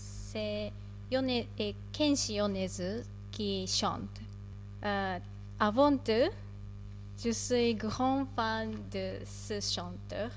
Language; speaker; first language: French; non-native, fluent; Japanese